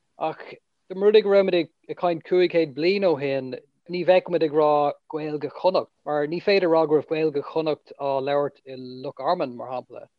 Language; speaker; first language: Irish; non-native, local second language; English